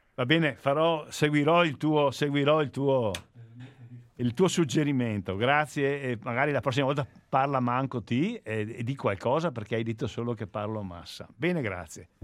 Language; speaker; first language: Italian; native; Italian